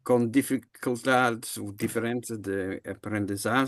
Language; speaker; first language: Portuguese; non-native, learner; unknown